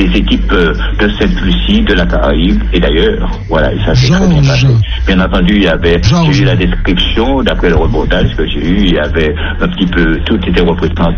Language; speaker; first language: French; native; French